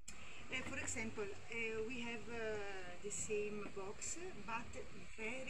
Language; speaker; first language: English; non-native, learner; Italian